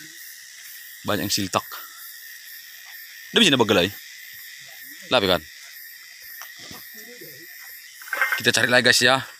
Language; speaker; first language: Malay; non-native, local second language; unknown